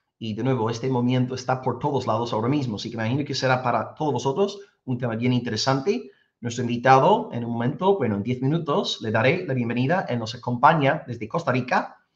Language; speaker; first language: Spanish; non-native, fluent; English